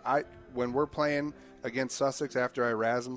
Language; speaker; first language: English; native; English